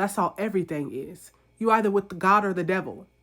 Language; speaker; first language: English; native; English